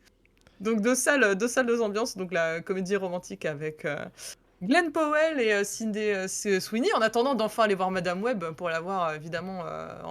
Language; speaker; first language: French; native; French